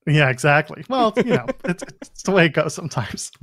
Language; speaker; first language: English; native; English